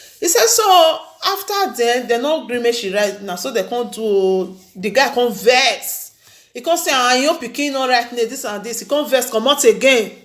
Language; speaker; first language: Nigerian Pidgin; non-native, local second language; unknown